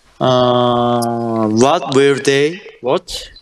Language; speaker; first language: English; non-native, learner; Japanese